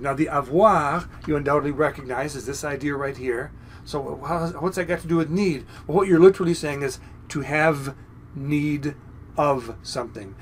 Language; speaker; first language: English; native; English